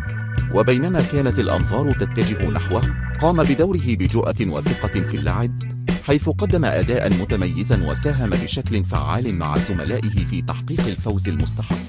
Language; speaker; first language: Arabic; native; Arabic